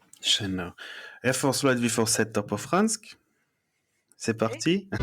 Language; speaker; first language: Norwegian; non-native, fluent; French